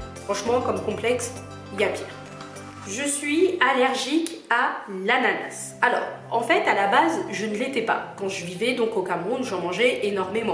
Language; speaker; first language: French; native; French